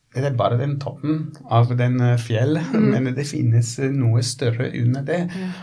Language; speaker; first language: Norwegian; non-native, fluent; Italian